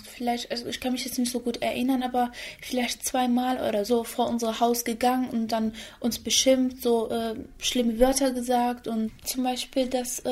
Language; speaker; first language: German; early bilingual, other home language; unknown